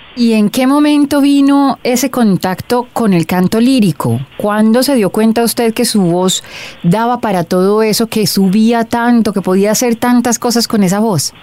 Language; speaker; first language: Spanish; native; Spanish